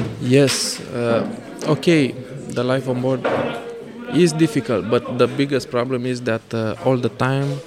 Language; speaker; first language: English; non-native, fluent; Romanian